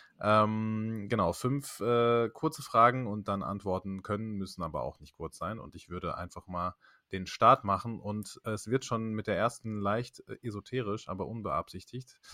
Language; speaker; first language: German; native; German